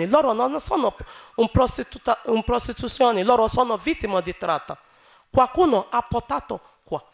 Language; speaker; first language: Italian; non-native, learner; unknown